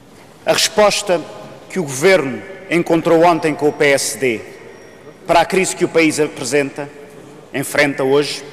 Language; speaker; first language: Portuguese; native; Portuguese